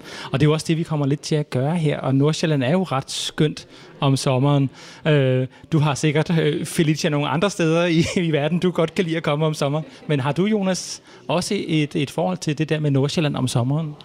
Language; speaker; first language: Danish; native; Danish